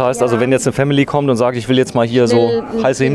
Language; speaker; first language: German; native; German